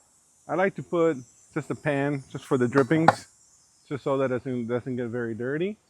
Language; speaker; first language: English; early bilingual, other home language; Spanish